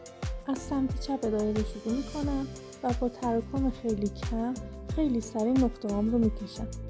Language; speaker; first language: Persian; native; Persian